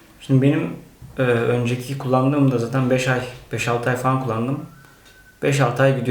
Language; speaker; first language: Turkish; native; Turkish